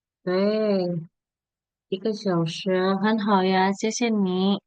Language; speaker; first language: Chinese; non-native, fluent; Indonesian